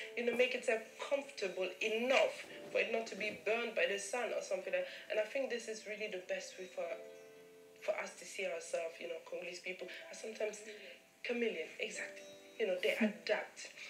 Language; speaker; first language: English; early bilingual, other home language; German